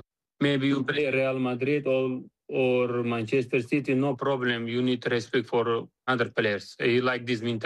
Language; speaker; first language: English; non-native, learner; Uzbek